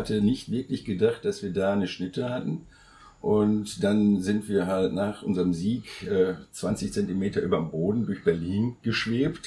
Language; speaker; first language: German; native; German